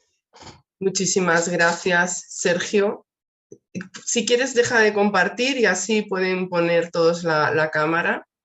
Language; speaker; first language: Spanish; native; Spanish